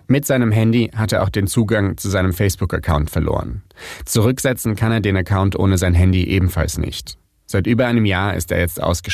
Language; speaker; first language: German; native; German